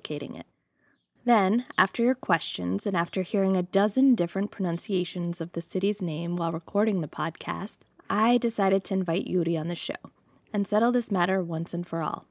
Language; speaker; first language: English; early bilingual, other home language; Russian